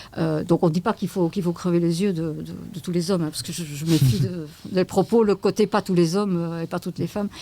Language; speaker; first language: French; native; French